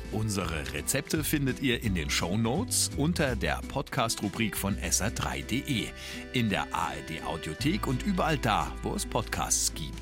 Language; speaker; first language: German; native; German